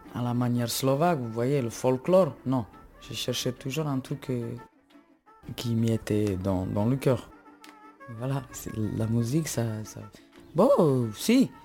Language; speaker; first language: French; non-native, fluent; Slovak